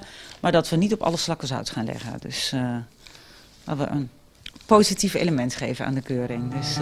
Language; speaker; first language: Dutch; native; Dutch